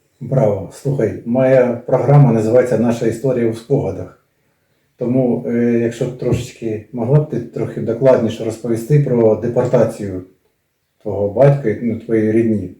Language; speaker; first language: Ukrainian; native; Ukrainian